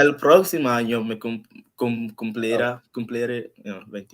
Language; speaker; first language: Spanish; non-native, learner; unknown